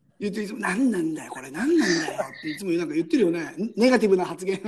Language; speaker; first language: Japanese; native; Japanese